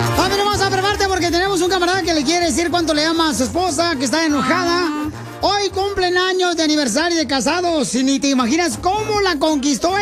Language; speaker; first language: Spanish; native; Spanish